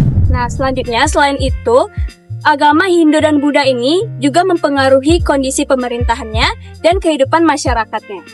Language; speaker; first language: Indonesian; native; Indonesian